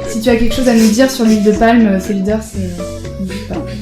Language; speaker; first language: French; native; French